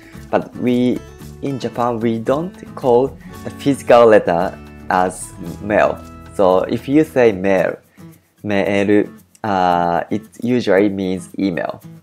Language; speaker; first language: English; non-native, fluent; Japanese